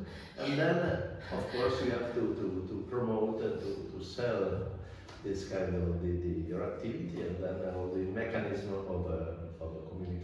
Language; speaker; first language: English; non-native, fluent; Italian